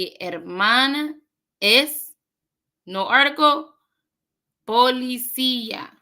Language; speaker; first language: Spanish; non-native, learner; English